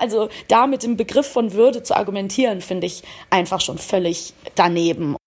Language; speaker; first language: German; native; German